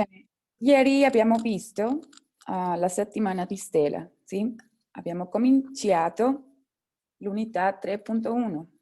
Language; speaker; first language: Italian; non-native, fluent; Spanish